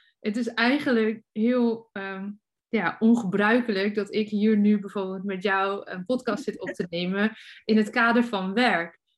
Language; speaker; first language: Dutch; native; Dutch